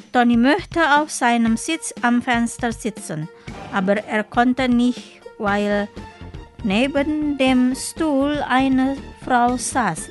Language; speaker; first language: German; non-native, fluent; Indonesian